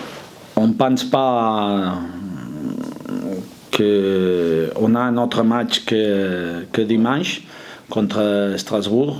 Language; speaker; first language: French; non-native, fluent; Spanish